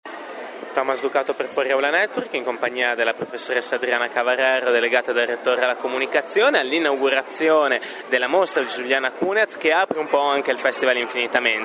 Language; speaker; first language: Italian; native; Italian